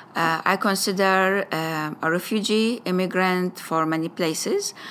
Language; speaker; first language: English; non-native, fluent; Arabic